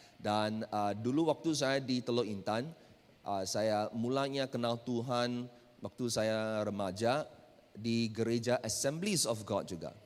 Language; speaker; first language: Malay; non-native, local second language; Chinese